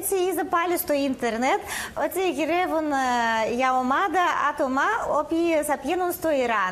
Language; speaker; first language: Greek; non-native, learner; Russian